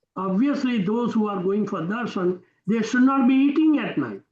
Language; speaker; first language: English; non-native, local second language; Gujarati